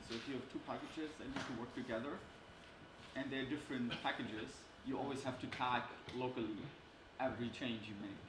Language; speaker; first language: English; non-native, fluent; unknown